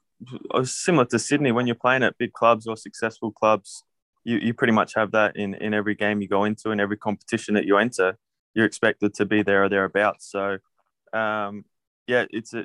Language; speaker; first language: English; native; English